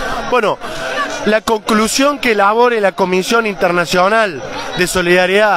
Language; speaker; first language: Spanish; native; Spanish